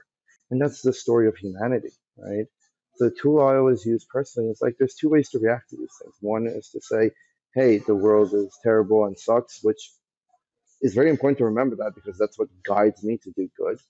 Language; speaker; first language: English; early bilingual, other home language; Persian